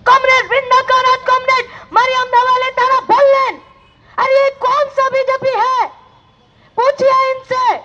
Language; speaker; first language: Hindi; non-native, local second language; Bangla